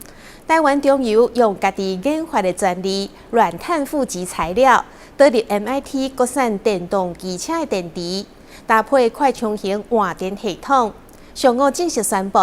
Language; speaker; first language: Chinese; native; Chinese